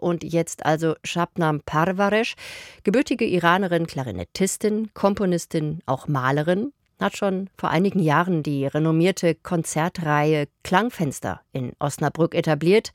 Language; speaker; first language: German; native; German